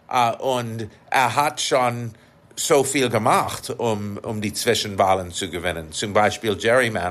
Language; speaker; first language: German; non-native, fluent; English